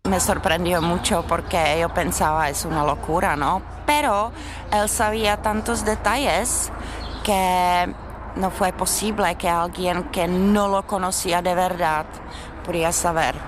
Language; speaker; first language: Spanish; non-native, fluent; Czech